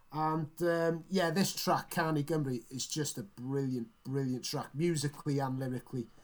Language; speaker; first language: English; native; English